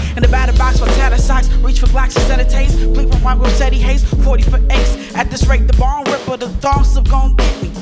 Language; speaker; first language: English; native; English